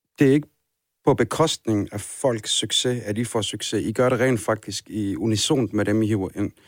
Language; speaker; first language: Danish; early bilingual, other home language; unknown